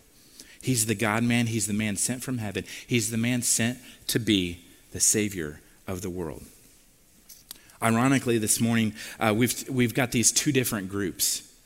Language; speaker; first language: English; native; English